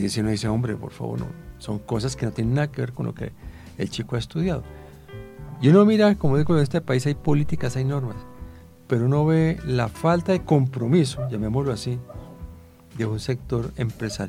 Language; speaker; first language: Spanish; native; Spanish